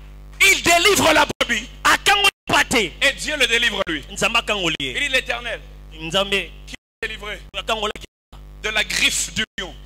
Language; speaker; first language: French; non-native, local second language; Lingala